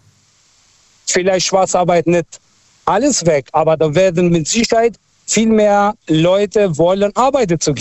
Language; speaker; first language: German; non-native, fluent; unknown